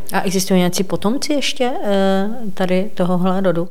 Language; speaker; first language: Czech; native; Czech